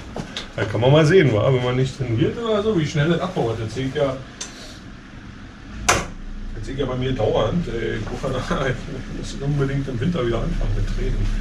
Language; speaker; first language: German; native; German